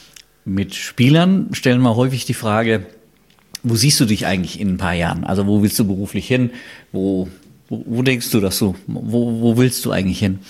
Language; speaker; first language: German; native; German